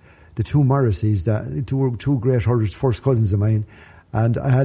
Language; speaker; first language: English; native; English